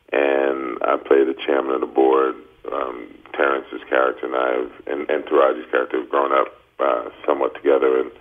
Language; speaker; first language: English; native; English